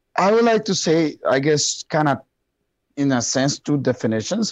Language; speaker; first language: English; non-native, fluent; Spanish